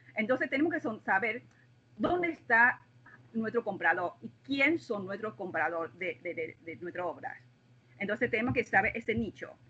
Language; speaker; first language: Spanish; non-native, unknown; Chinese